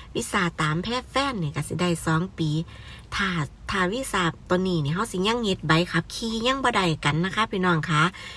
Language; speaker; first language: Thai; native; Thai